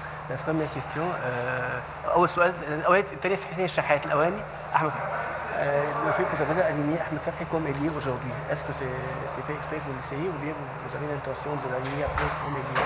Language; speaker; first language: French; non-native, fluent; Arabic